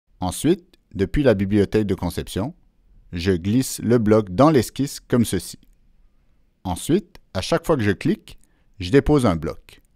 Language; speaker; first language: French; native; French